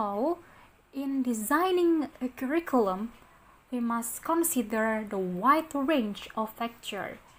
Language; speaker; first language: English; non-native, learner; Indonesian